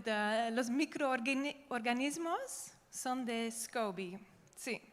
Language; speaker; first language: Spanish; non-native, learner; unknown